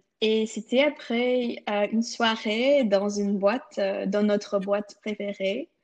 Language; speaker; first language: French; non-native, local second language; English